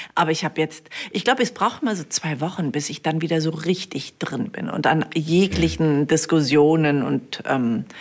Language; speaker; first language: German; native; German